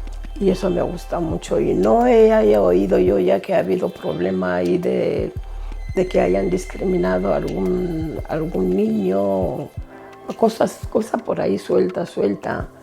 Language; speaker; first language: Spanish; non-native, learner; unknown